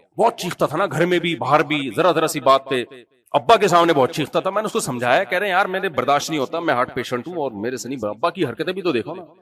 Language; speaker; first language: Urdu; native; Urdu